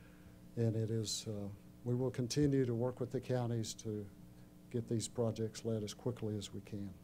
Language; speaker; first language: English; native; English